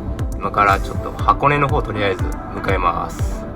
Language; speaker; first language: Japanese; native; Japanese